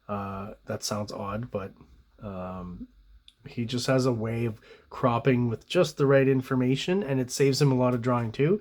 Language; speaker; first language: English; native; English